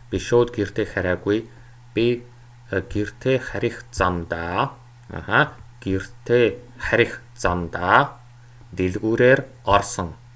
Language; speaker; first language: Mongolian; non-native, fluent; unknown